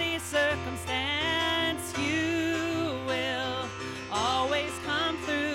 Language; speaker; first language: English; native; English